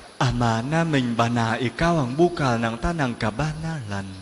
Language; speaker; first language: Filipino; non-native, learner; Vietnamese